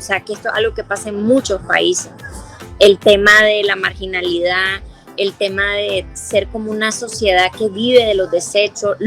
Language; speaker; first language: Spanish; native; Spanish